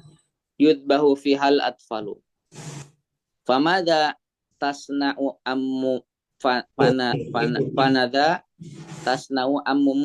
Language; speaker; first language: Arabic; non-native, learner; Indonesian